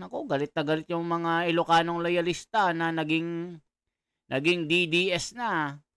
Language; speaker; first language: Filipino; native; Filipino